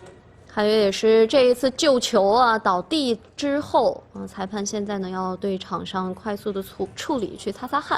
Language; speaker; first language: Chinese; native; Chinese